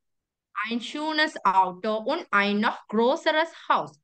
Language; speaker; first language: German; non-native, learner; Sinhala